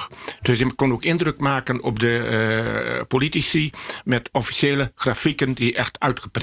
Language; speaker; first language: Dutch; native; Dutch